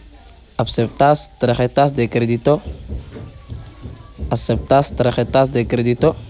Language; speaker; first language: Spanish; non-native, fluent; Wolof